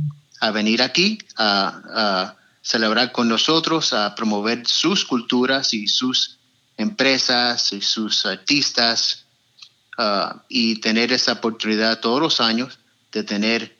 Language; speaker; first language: Spanish; early bilingual, heritage; Spanish